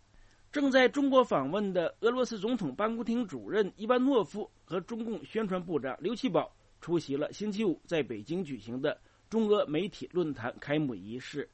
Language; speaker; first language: Chinese; native; Chinese